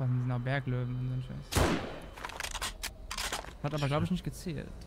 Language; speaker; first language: German; native; German